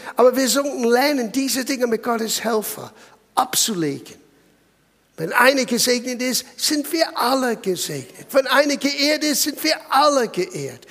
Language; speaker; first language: German; non-native, fluent; English